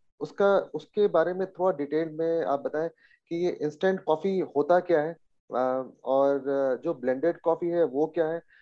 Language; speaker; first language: Hindi; native; Hindi